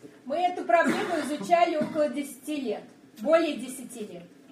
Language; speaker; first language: Russian; native; Russian